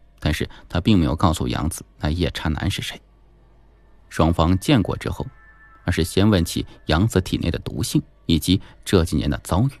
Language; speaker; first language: Chinese; native; Chinese